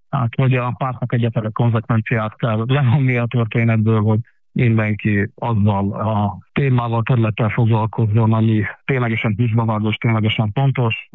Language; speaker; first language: Hungarian; native; Hungarian